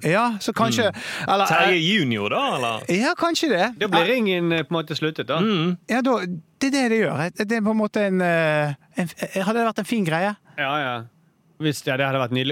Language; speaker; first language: Norwegian; native; Norwegian